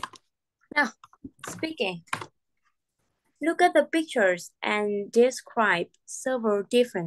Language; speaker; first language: English; non-native, fluent; Vietnamese